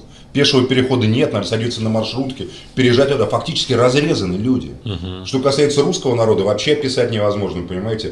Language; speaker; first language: Russian; native; Russian